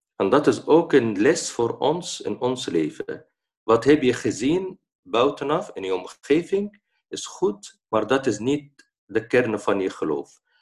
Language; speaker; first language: Dutch; non-native, fluent; Arabic